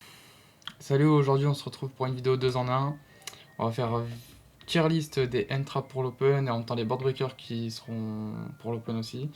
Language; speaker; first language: French; native; French